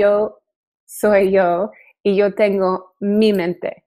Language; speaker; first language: Spanish; non-native, learner; English